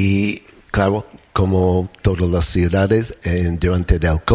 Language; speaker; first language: Spanish; non-native, learner; English